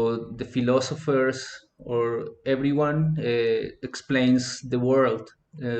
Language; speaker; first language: English; non-native, fluent; Spanish